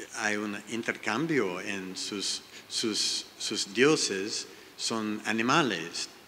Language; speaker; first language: Spanish; non-native, learner; English